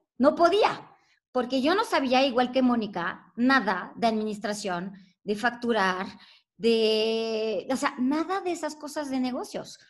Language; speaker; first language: Spanish; non-native, fluent; French